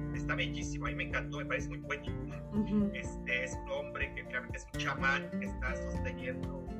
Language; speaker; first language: Spanish; native; Spanish